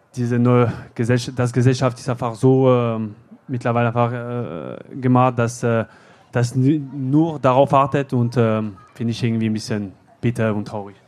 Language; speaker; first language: German; non-native, learner; French